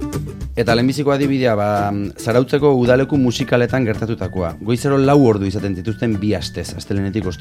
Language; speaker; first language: Basque; native; Basque